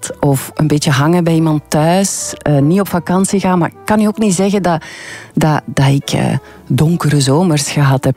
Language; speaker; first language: Dutch; native; Dutch